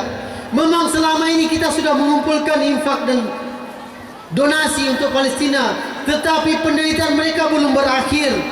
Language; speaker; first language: Indonesian; native; Indonesian